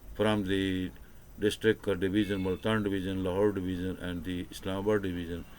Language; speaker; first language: English; non-native, local second language; Urdu